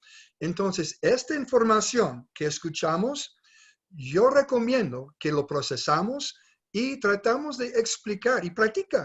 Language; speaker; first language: Spanish; non-native, fluent; English